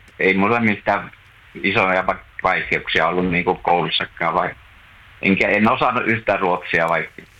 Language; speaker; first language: Finnish; native; Finnish